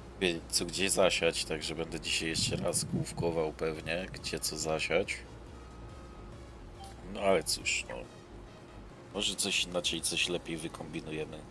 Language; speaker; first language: Polish; native; Polish